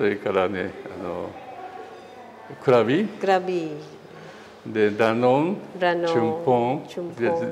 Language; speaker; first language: English; non-native, learner; Japanese